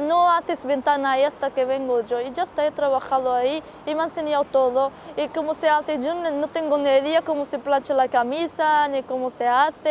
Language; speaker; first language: Spanish; non-native, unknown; Arabic